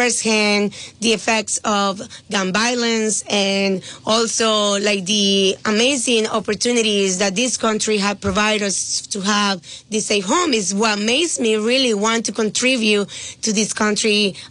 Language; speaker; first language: English; non-native, fluent; Spanish